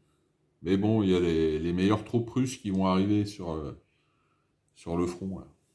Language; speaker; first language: French; native; French